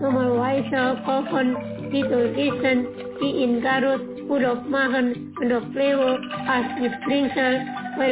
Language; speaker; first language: German; non-native, fluent; Indonesian